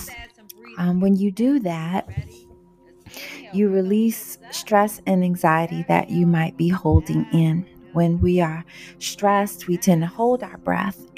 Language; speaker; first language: English; native; English